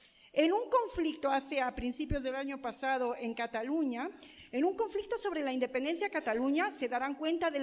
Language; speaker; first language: Spanish; native; Spanish